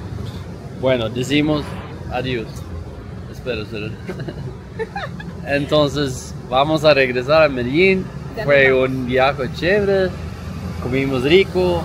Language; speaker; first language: Spanish; non-native, learner; Swedish